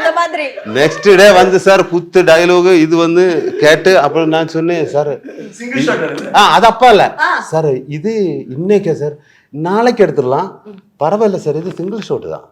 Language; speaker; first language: Tamil; non-native, learner; Malayalam